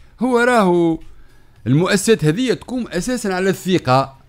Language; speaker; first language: Arabic; native; Arabic